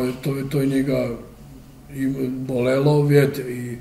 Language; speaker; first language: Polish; non-native, learner; Serbian